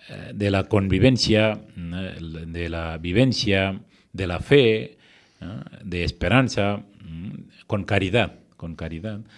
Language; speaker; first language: Spanish; non-native, fluent; Tamil